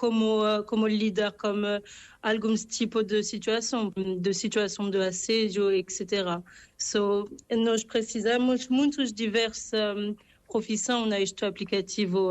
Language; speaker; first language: Portuguese; non-native, fluent; French